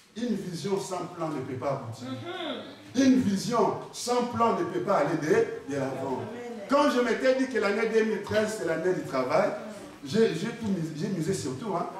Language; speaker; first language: French; non-native, local second language; Lingala